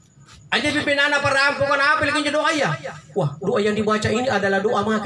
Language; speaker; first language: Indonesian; non-native, local second language; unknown